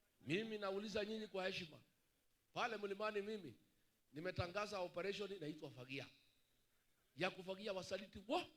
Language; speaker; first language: Swahili; non-native, local second language; Kikuyu